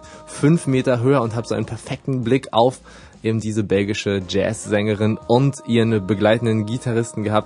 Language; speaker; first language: German; native; German